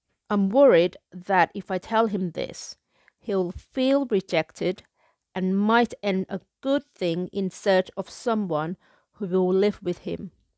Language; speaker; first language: English; non-native, fluent; Thai